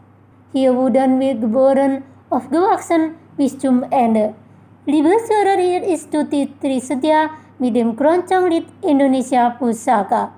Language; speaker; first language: German; non-native, fluent; Indonesian